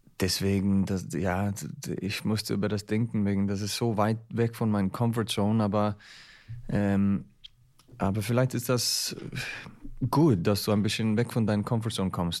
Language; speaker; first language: German; non-native, learner; Icelandic